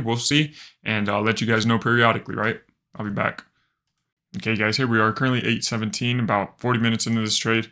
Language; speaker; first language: English; native; English